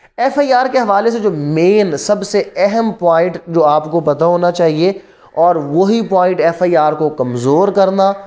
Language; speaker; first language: Urdu; non-native, local second language; Punjabi